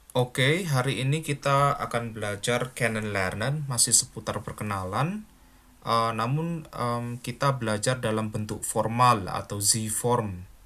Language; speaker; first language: Indonesian; native; Indonesian